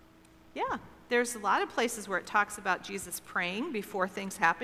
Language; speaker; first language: English; native; English